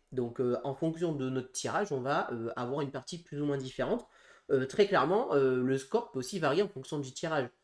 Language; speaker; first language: French; native; French